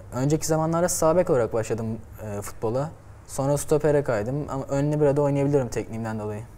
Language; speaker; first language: Turkish; native; Turkish